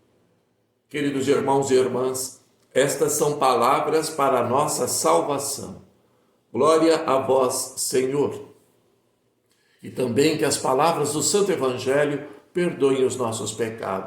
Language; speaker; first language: Portuguese; native; Portuguese